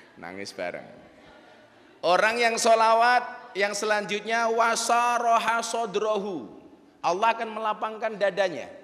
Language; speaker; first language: Indonesian; native; Indonesian